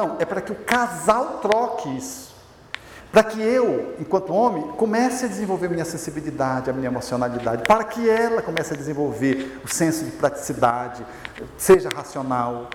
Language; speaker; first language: Portuguese; native; Portuguese